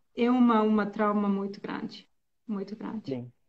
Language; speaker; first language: Portuguese; non-native, fluent; Serbian